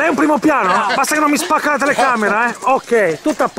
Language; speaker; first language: Italian; native; Italian